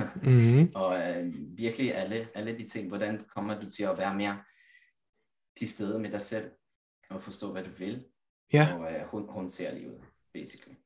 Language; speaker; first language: Danish; non-native, fluent; Italian